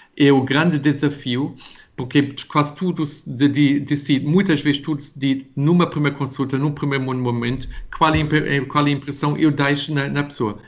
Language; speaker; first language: Portuguese; non-native, fluent; German